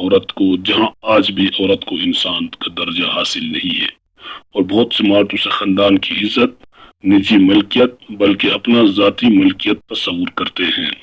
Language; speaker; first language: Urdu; non-native, local second language; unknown